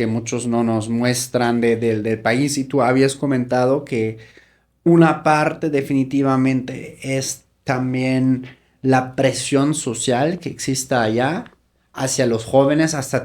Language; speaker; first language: Spanish; native; Spanish